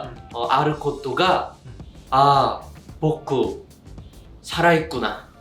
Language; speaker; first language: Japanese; non-native, learner; Korean